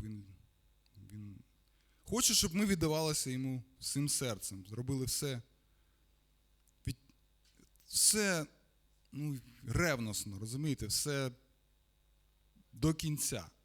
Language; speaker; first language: Ukrainian; non-native, local second language; Russian